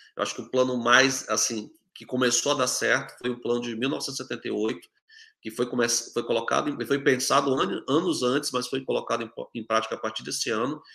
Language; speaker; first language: Portuguese; native; Portuguese